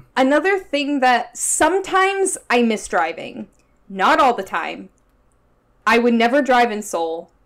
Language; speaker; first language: English; native; English